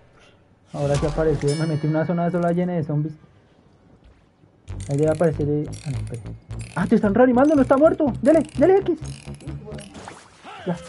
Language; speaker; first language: Spanish; native; Spanish